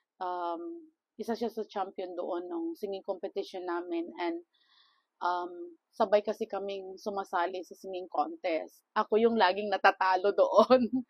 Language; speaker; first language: Filipino; non-native, local second language; Cebuano